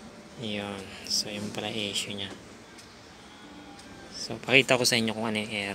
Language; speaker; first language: Filipino; native; Filipino